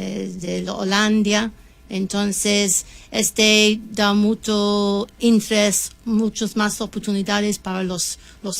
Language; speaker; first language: Spanish; non-native, learner; English